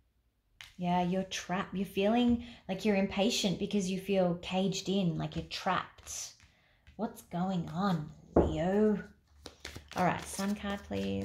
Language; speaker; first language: English; native; English